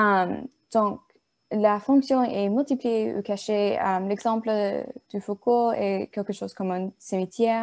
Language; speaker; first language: French; non-native, learner; English